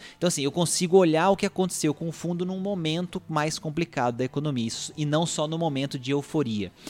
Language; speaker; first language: Portuguese; native; Portuguese